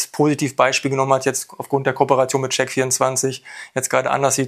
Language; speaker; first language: German; native; German